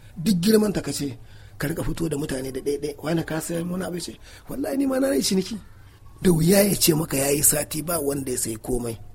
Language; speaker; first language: Hausa; native; Hausa